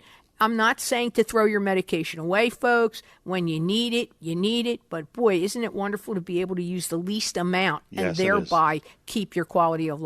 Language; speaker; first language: English; native; English